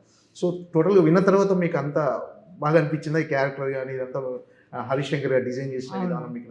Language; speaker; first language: Telugu; native; Telugu